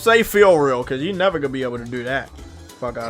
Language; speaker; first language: English; native; English